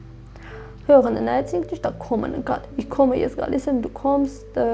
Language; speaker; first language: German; non-native, fluent; Armenian